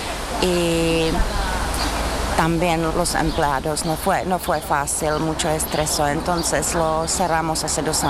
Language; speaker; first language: Spanish; non-native, fluent; Czech